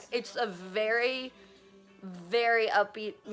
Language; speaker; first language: English; native; English